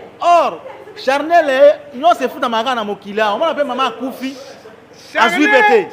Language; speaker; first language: Lingala; native; Lingala